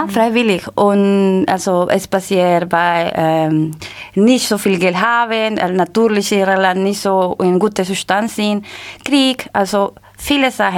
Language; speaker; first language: German; non-native, learner; Spanish